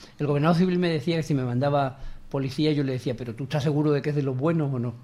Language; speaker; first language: Spanish; native; Spanish